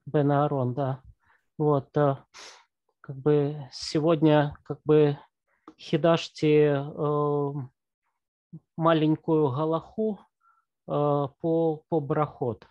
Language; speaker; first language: Russian; native; Russian